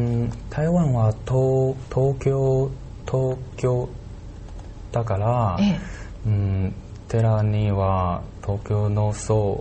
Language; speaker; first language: Japanese; non-native, learner; Chinese